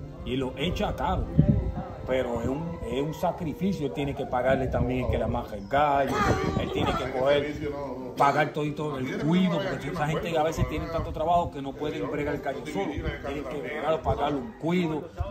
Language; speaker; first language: Spanish; early bilingual, heritage; Spanish